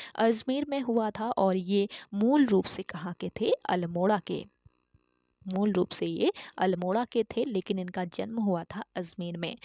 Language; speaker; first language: Hindi; native; Hindi